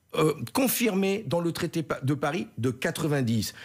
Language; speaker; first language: French; native; French